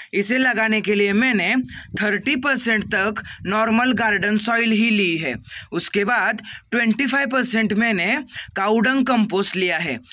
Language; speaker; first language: Hindi; non-native, local second language; Marathi